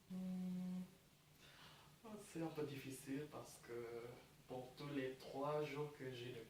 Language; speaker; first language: French; non-native, fluent; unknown